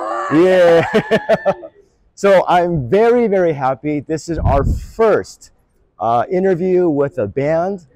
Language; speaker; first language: English; native; English